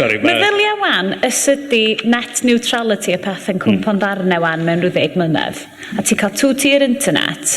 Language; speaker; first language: Welsh; native; Welsh